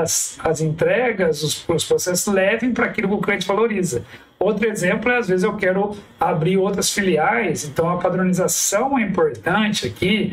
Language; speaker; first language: Portuguese; native; Portuguese